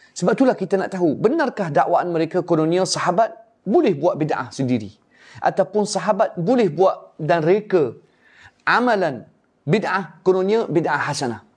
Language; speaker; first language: Malay; non-native, fluent; Arabic